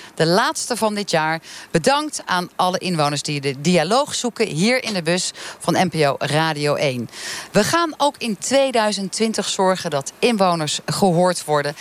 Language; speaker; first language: Dutch; native; Dutch